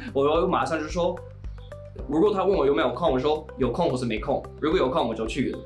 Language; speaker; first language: Chinese; non-native, fluent; English